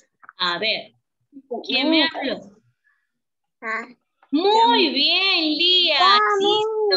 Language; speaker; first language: Spanish; native; Spanish